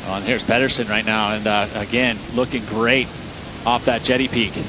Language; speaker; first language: English; native; English